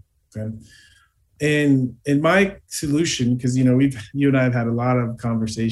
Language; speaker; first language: English; native; English